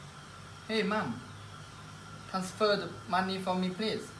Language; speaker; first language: English; non-native, learner; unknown